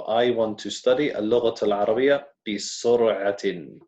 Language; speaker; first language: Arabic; non-native, fluent; English